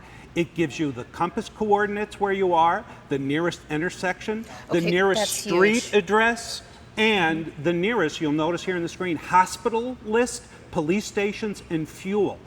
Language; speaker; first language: English; native; English